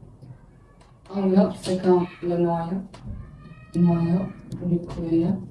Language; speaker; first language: French; non-native, learner; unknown